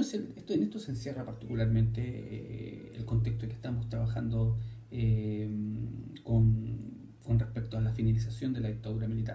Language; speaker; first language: Spanish; native; Spanish